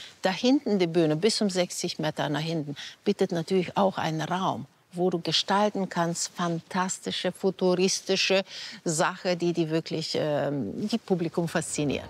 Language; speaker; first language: German; non-native, fluent; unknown